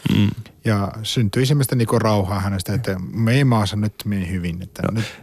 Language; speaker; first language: Finnish; non-native, fluent; Afrikaans